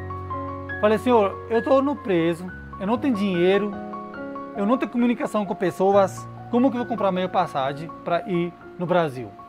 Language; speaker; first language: Portuguese; non-native, learner; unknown